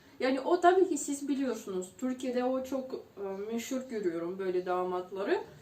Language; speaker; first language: Turkish; non-native, fluent; Ukrainian